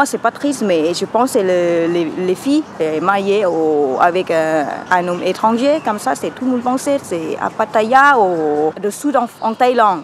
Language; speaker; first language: French; non-native, learner; Thai